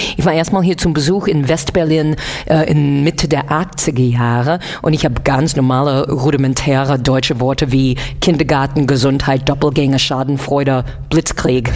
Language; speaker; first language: German; non-native, fluent; English